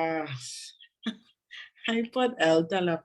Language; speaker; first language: Spanish; non-native, learner; English